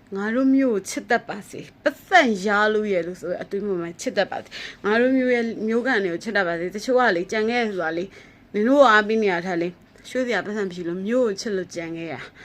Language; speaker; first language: Burmese; native; Burmese